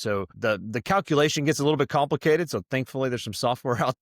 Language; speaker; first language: English; native; English